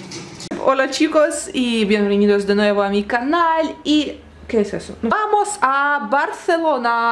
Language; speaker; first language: Spanish; non-native, learner; Russian